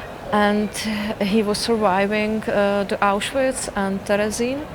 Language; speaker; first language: English; non-native, fluent; Czech